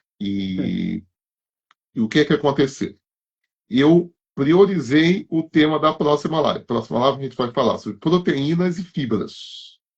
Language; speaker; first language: Portuguese; native; Portuguese